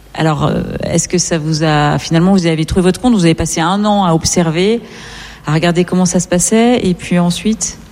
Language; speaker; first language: French; native; French